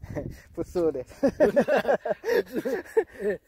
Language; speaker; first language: Japanese; non-native, learner; Filipino